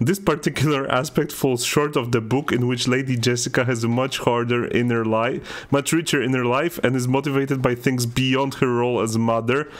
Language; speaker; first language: English; non-native, fluent; Polish